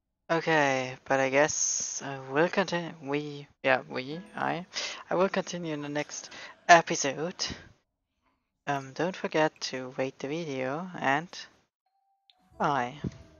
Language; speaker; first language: English; non-native, fluent; German